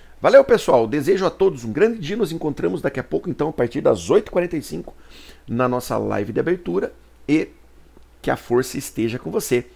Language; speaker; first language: Portuguese; native; Portuguese